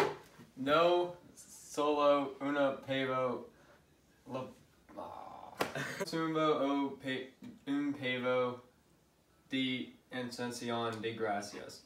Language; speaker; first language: Spanish; non-native, learner; English